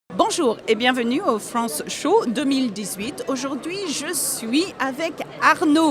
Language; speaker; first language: French; non-native, fluent; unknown